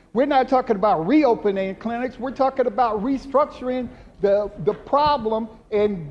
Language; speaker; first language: English; native; English